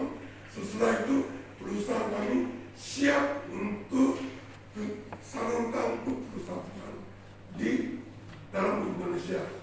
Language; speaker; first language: Indonesian; non-native, fluent; Japanese